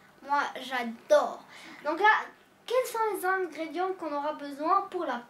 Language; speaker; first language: French; non-native, local second language; Arabic